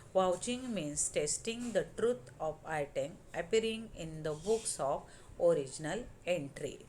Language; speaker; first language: English; non-native, local second language; Marathi